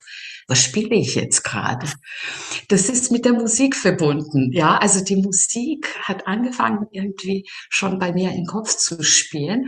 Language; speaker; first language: German; non-native, fluent; Serbian